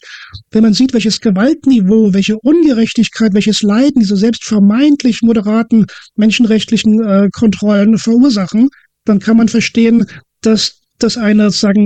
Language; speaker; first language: German; native; German